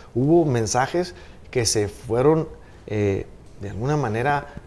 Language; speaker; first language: Spanish; native; Spanish